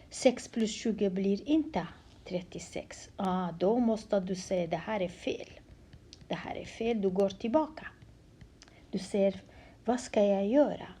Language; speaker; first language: Swedish; non-native, fluent; Central Kurdish